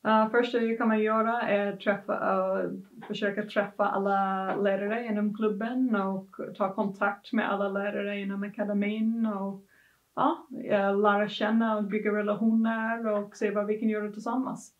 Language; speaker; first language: Swedish; non-native, fluent; English